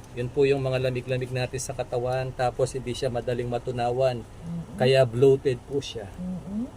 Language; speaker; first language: Filipino; non-native, local second language; Pampanga